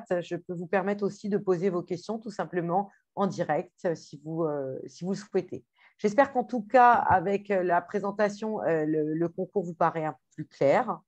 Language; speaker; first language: French; native; French